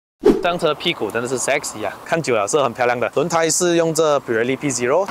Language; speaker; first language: Chinese; native; Chinese